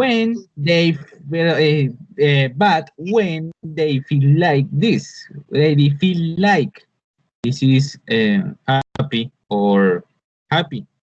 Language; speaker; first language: English; non-native, learner; Spanish